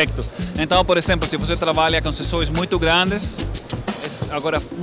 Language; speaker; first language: Portuguese; non-native, learner; Spanish